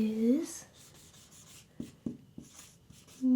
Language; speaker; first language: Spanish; non-native, learner; English